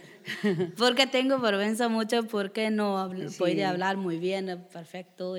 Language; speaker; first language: Spanish; non-native, learner; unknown